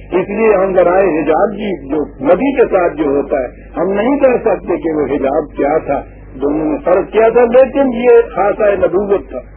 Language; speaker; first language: Urdu; non-native, local second language; Punjabi